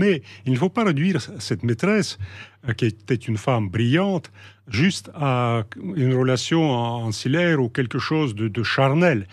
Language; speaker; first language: French; non-native, fluent; Russian